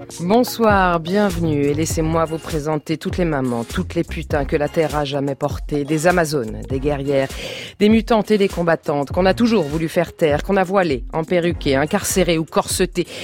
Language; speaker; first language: French; native; French